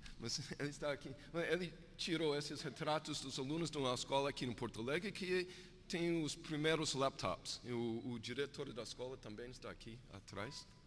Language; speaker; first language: Portuguese; non-native, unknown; English